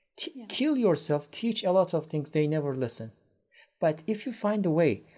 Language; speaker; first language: English; non-native, fluent; Persian